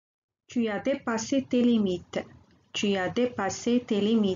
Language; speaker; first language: French; non-native, local second language; Arabic